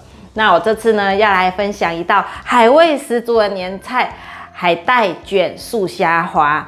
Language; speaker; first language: Chinese; native; Chinese